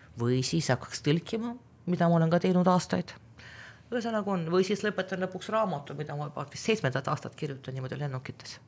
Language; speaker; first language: Estonian; non-native, local second language; Russian